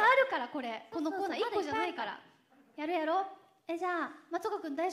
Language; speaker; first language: Japanese; native; Japanese